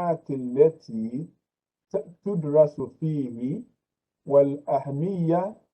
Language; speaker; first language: Arabic; non-native, fluent; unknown